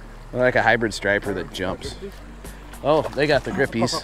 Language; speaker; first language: English; native; English